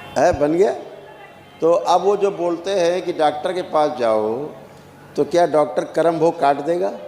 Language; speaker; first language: Hindi; native; Hindi